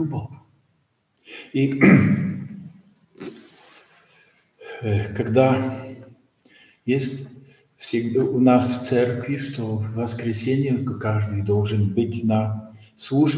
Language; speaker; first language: Russian; non-native, learner; Polish